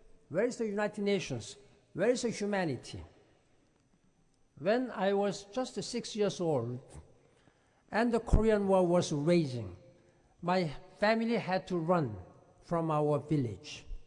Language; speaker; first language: English; non-native, fluent; Korean